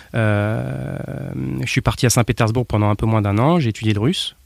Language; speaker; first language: French; native; French